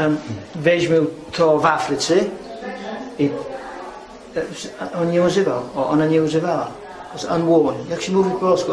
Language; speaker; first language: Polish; early bilingual, heritage; English